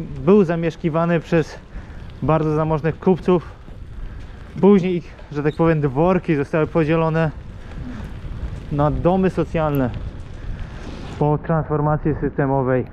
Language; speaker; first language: Polish; native; Polish